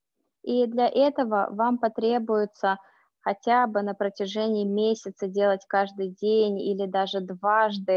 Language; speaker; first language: Russian; native; Russian